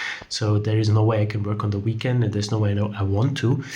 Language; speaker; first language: English; non-native, fluent; German